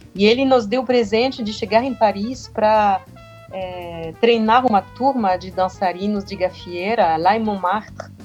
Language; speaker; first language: Portuguese; non-native, fluent; French